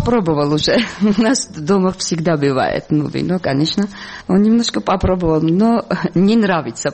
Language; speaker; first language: Russian; non-native, local second language; Georgian